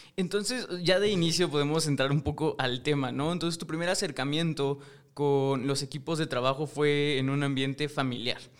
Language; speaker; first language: Spanish; native; Spanish